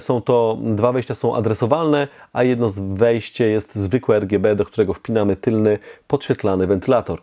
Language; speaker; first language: Polish; native; Polish